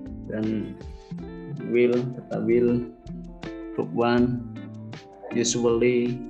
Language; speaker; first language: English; non-native, learner; Indonesian